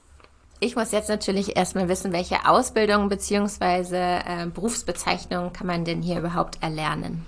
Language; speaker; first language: German; native; German